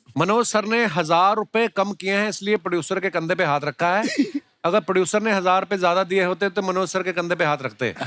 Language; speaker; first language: Hindi; non-native, local second language; Punjabi